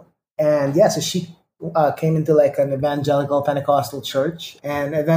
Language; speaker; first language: English; non-native, local second language; Filipino